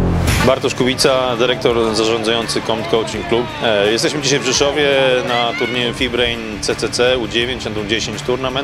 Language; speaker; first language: Polish; native; Polish